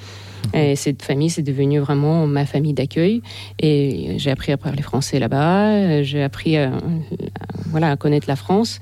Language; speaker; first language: French; non-native, fluent; Russian